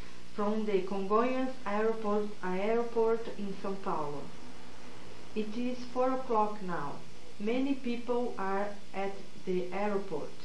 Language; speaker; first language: English; non-native, learner; Portuguese